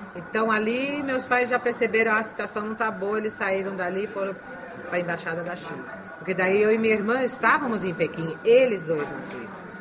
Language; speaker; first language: Portuguese; early bilingual, heritage; Chinese